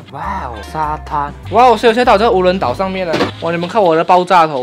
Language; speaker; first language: Chinese; native; Chinese